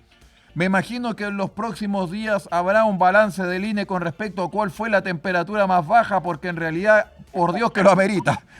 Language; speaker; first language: Spanish; native; Spanish